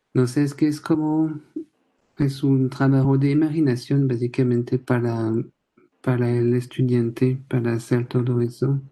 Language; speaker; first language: Spanish; non-native, fluent; French